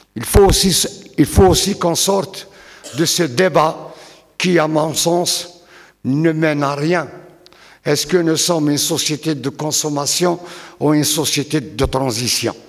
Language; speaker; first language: French; non-native, local second language; Arabic